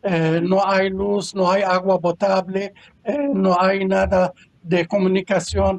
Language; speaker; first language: Spanish; non-native, fluent; Arabic